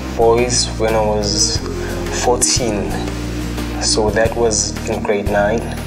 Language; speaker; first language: English; non-native, local second language; Zulu